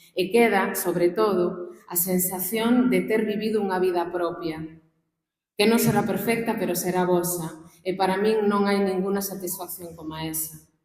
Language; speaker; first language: Galician; non-native, local second language; Spanish